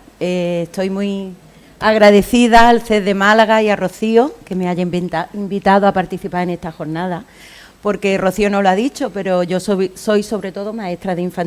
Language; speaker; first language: Spanish; native; Spanish